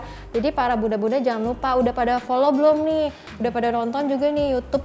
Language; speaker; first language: Indonesian; native; Indonesian